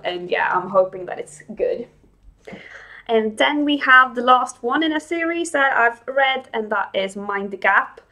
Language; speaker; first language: English; non-native, fluent; Swedish